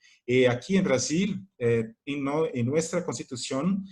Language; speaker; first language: Spanish; non-native, fluent; Portuguese